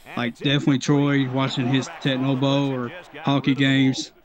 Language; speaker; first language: English; native; English